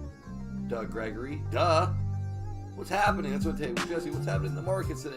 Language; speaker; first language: English; native; English